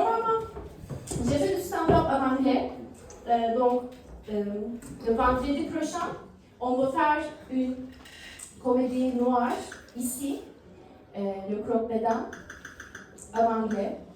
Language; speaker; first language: French; non-native, learner; Turkish